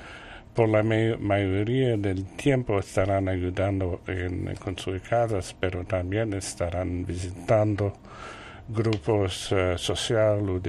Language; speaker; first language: Spanish; non-native, learner; French